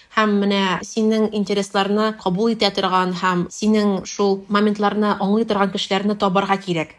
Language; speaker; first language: Tatar; non-native, local second language; Russian